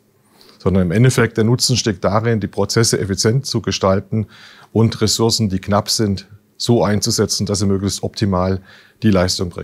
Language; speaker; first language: German; native; German